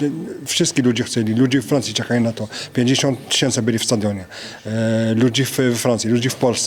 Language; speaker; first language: Polish; non-native, fluent; French